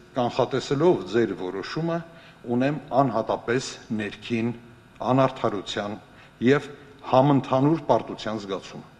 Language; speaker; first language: Armenian; native; Armenian